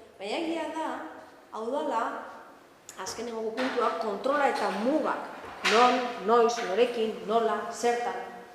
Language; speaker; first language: Basque; native; Basque